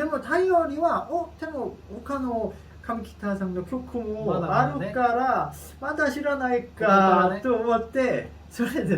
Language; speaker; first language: Japanese; non-native, learner; Korean